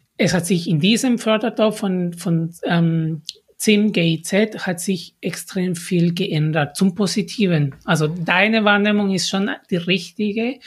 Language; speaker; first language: German; non-native, fluent; Spanish